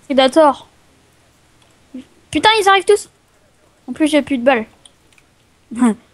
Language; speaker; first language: French; native; French